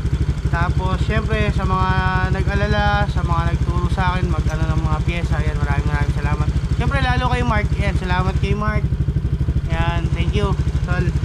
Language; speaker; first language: Filipino; native; Filipino